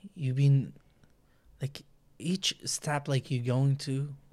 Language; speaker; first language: English; non-native, learner; Arabic